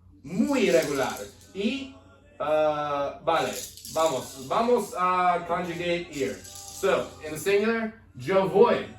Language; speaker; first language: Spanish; non-native, fluent; English